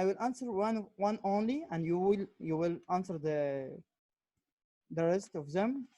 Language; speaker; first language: English; non-native, learner; Arabic